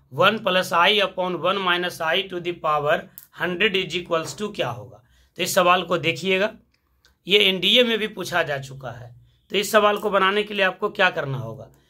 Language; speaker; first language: Hindi; native; Hindi